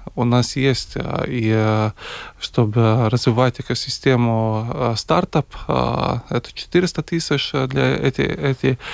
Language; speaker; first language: Russian; non-native, local second language; Latvian